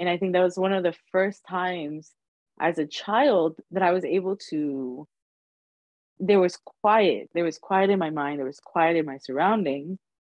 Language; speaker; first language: English; early bilingual, other home language; Spanish